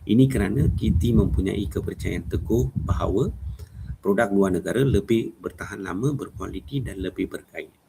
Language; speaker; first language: Malay; non-native, local second language; Tamil